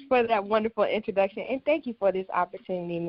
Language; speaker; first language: English; native; English